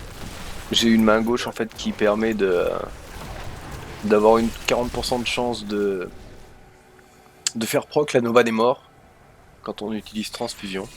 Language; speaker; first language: French; native; French